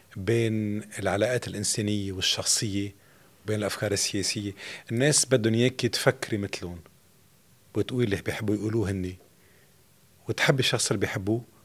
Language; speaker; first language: Arabic; native; Arabic